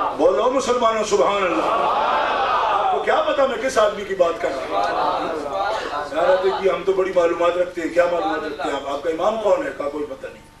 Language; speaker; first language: Urdu; non-native, local second language; Punjabi